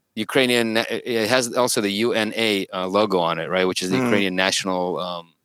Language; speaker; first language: English; early bilingual, other home language; Russian